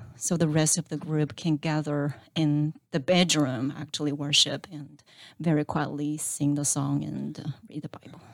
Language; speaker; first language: English; non-native, fluent; Chinese